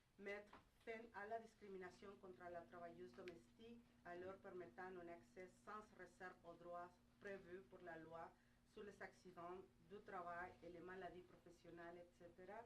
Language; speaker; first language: French; non-native, fluent; Spanish